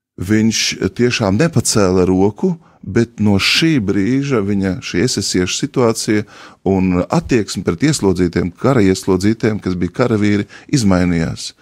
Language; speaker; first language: Latvian; native; Latvian